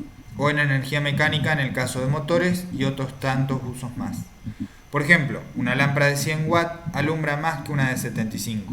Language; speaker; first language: Spanish; native; Spanish